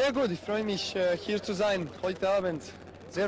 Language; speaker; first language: German; non-native, learner; Serbian